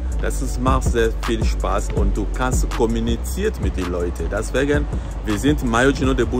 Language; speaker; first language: German; non-native, learner; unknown